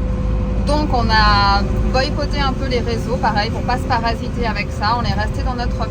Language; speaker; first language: French; native; French